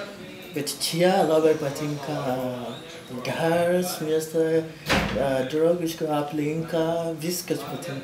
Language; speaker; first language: Lithuanian; non-native, learner; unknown